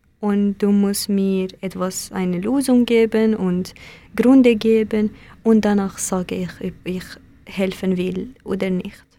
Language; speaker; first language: German; non-native, learner; Kurdish